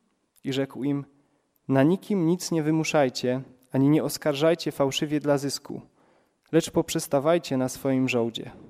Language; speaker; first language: Polish; native; Polish